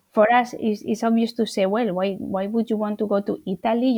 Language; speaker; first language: English; non-native, fluent; Spanish